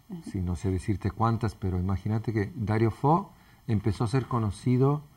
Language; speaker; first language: Spanish; early bilingual, other home language; Italian